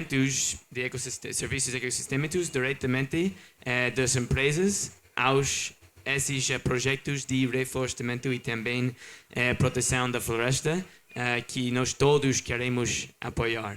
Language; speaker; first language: Portuguese; non-native, learner; English